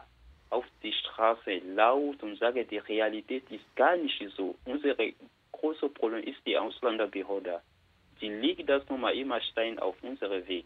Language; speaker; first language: German; non-native, learner; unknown